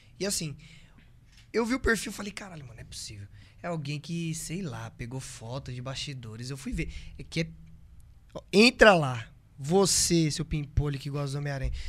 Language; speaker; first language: Portuguese; native; Portuguese